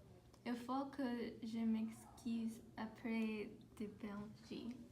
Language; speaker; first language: French; non-native, learner; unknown